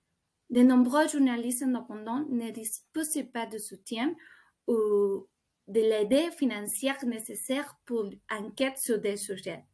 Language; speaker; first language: French; non-native, fluent; Spanish